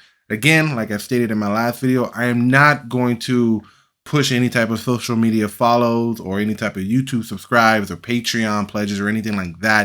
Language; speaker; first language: English; native; English